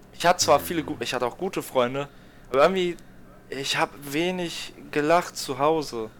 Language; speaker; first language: German; native; German